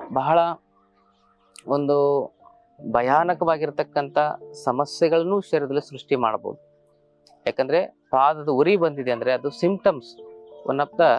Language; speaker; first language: Kannada; native; Kannada